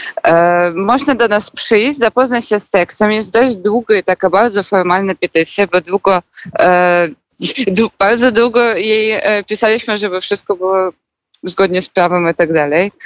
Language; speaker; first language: Polish; non-native, fluent; Russian